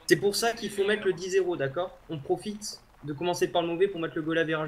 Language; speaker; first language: French; native; French